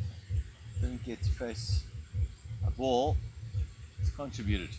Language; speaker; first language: English; native; English